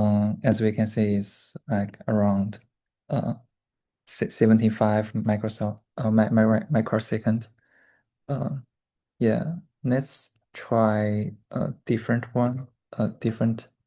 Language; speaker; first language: English; non-native, learner; Chinese